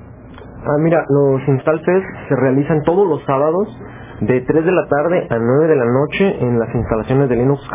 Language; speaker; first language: Spanish; native; Spanish